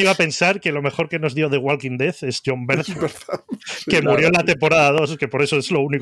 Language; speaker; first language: Spanish; native; Spanish